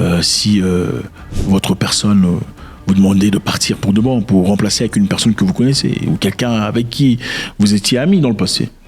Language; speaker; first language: French; non-native, local second language; Lingala